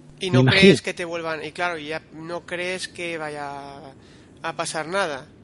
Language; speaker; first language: Spanish; native; Spanish